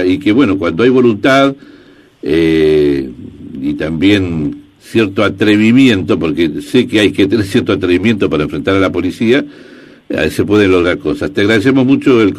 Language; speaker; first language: Spanish; native; Spanish